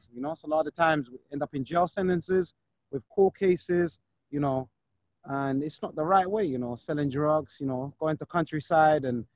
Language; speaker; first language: English; native; English